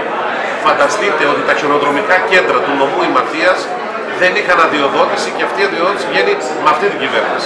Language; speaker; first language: Greek; native; Greek